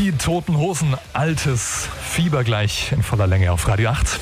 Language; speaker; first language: German; native; German